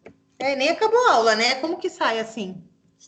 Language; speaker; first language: Portuguese; native; Portuguese